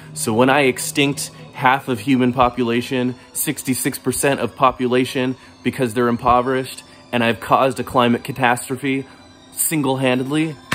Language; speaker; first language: English; native; English